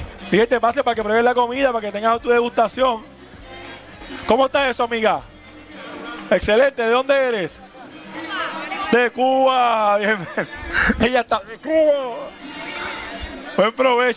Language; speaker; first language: Spanish; native; Spanish